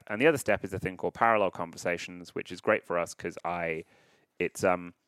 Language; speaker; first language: English; native; English